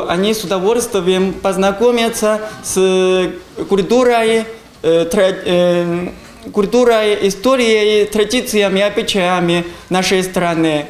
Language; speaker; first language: Russian; non-native, learner; Chinese